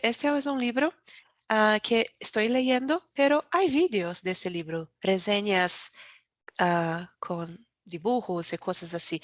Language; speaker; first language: Spanish; non-native, learner; Portuguese